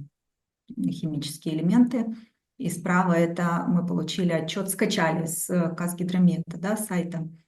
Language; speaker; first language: Russian; native; Russian